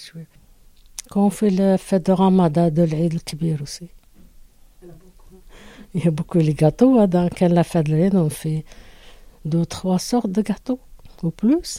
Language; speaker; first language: French; non-native, learner; Arabic